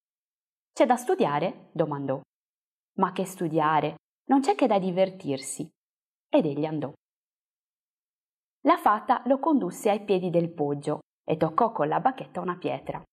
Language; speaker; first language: Italian; native; Italian